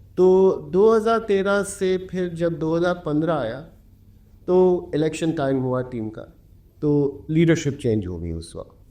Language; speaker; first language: Urdu; early bilingual, heritage; Urdu